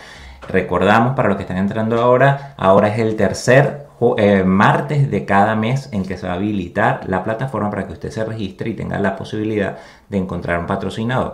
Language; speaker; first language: Spanish; native; Spanish